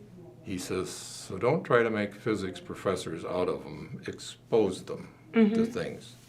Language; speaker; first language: English; native; English